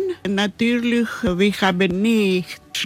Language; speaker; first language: German; non-native, learner; Greek